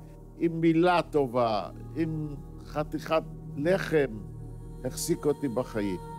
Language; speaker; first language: Hebrew; non-native, fluent; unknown